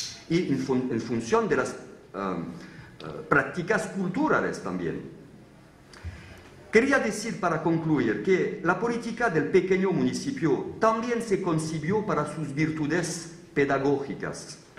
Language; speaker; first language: Spanish; non-native, fluent; French